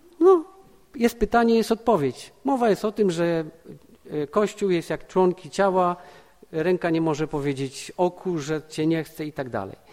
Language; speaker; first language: Polish; native; Polish